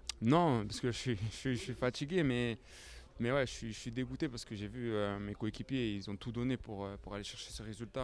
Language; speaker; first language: French; native; French